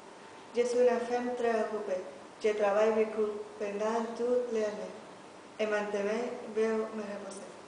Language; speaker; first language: French; non-native, learner; Spanish